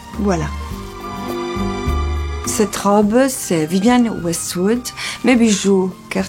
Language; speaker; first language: French; non-native, fluent; Italian